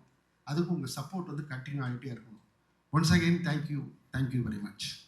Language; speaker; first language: Tamil; native; Tamil